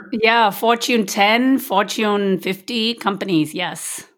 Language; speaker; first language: English; early bilingual, other home language; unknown